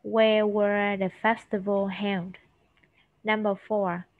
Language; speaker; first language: English; non-native, fluent; Vietnamese